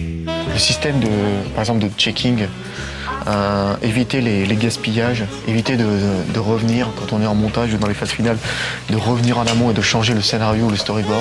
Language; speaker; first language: French; native; French